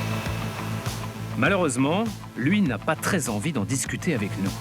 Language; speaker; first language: French; native; French